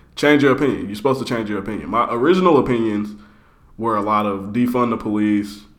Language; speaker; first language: English; native; English